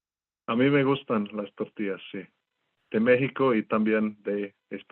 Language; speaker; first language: Spanish; non-native, fluent; English